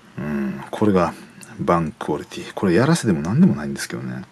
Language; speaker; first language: Japanese; native; Japanese